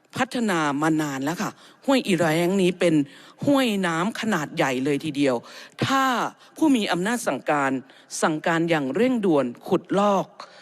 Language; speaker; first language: Thai; native; Thai